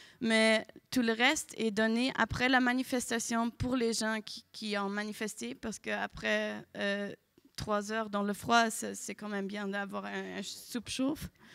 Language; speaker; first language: French; non-native, fluent; German